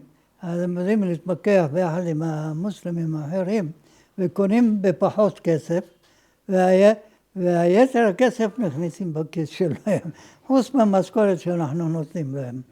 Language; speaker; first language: Hebrew; non-native, fluent; Ladino